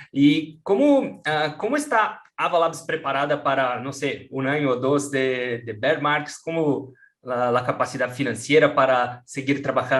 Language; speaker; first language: Spanish; non-native, fluent; Portuguese